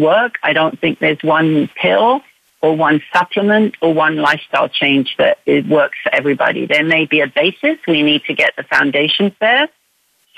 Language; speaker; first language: English; native; English